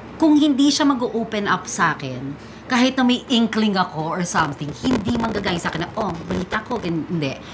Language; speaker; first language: Filipino; native; Filipino